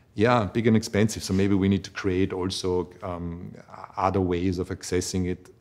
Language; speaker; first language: English; non-native, fluent; German